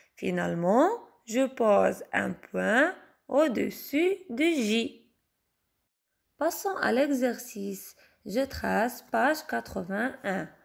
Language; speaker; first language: French; non-native, local second language; Arabic